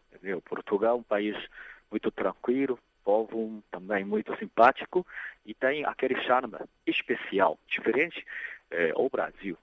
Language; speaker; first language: Portuguese; non-native, fluent; Chinese